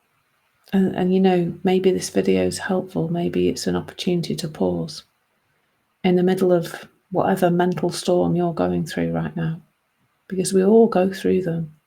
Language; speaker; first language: English; native; English